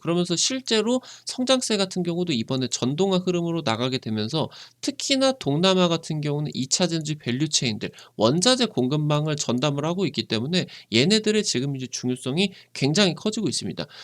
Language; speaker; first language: Korean; native; Korean